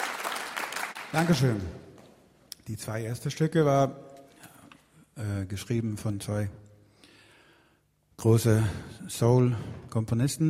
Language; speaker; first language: German; non-native, fluent; Swedish